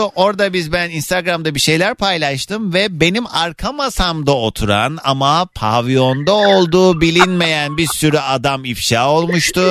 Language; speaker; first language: Turkish; native; Turkish